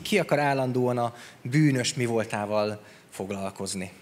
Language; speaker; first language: Hungarian; native; Hungarian